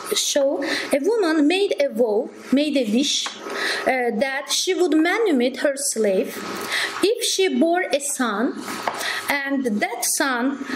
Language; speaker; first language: English; non-native, fluent; Azerbaijani